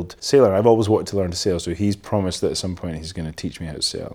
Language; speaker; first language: English; native; English